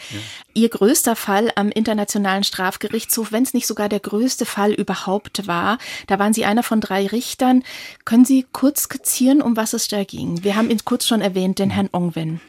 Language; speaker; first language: German; native; German